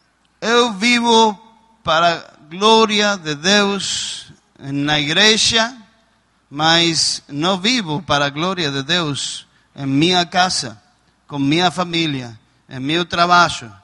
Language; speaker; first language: Portuguese; non-native, learner; Spanish